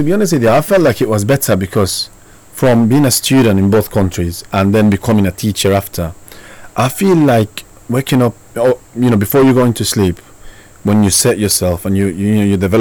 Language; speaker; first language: English; non-native, fluent; Spanish